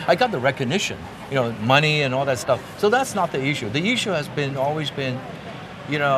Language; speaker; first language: English; non-native, local second language; Cantonese